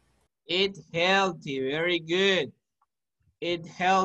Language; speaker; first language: English; non-native, learner; Spanish